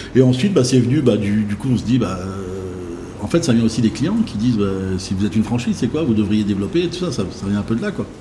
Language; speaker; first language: French; native; French